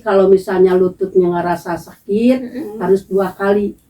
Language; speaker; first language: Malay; non-native, local second language; Sundanese